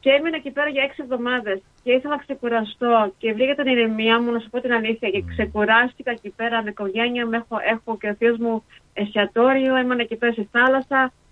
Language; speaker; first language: Greek; early bilingual, heritage; Greek